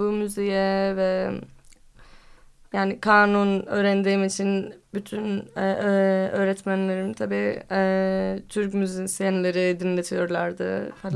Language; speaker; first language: Turkish; non-native, fluent; Greek